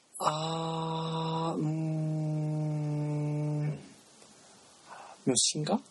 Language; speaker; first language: Korean; non-native, learner; Japanese